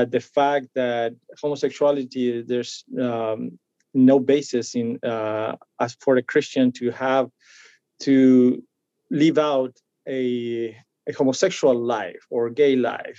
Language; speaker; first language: English; non-native, fluent; Spanish